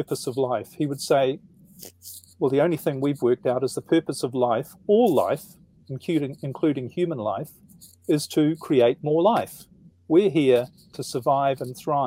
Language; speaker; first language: English; native; English